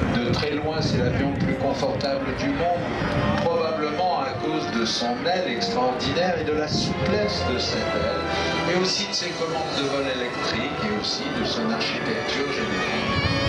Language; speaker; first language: French; native; French